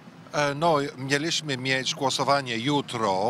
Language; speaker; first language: Polish; early bilingual, heritage; English